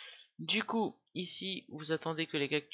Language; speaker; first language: French; native; French